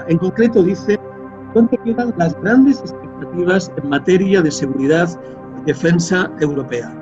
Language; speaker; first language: Spanish; native; Spanish